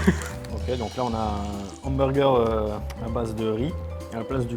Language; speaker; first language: French; native; French